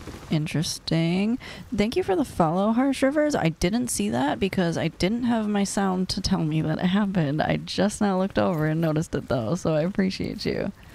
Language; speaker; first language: English; native; English